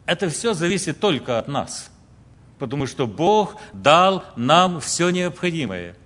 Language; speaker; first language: Russian; early bilingual, other home language; Ukrainian